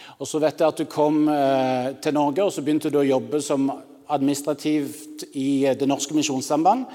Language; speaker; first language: Norwegian; native; Norwegian